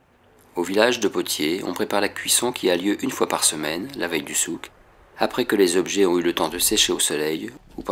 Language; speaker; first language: French; native; French